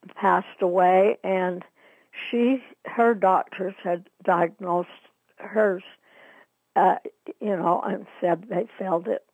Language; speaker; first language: English; native; English